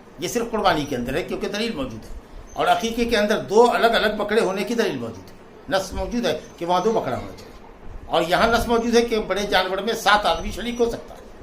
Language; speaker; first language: Urdu; native; Urdu